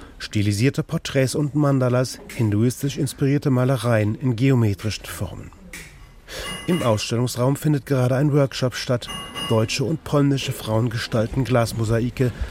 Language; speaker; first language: German; native; German